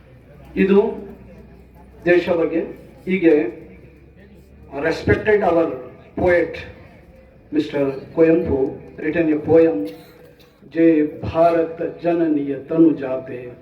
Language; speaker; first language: Kannada; non-native, fluent; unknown